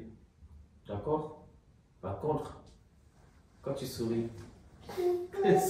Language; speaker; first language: French; native; French